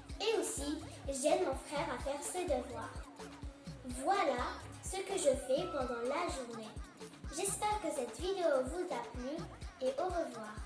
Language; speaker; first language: French; non-native, learner; Arabic